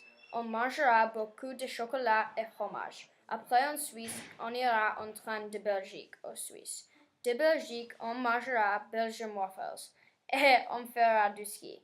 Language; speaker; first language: French; non-native, learner; English